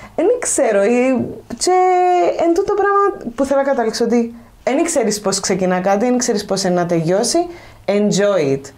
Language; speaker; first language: Greek; native; Greek